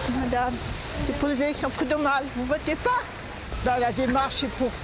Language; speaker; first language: French; native; French